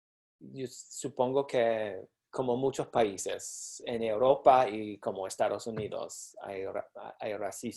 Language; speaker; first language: Spanish; non-native, fluent; English